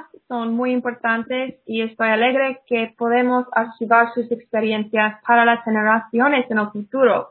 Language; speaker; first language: Spanish; non-native, fluent; English